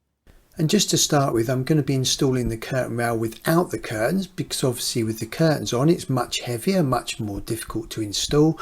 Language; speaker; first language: English; native; English